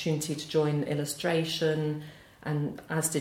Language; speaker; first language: English; native; English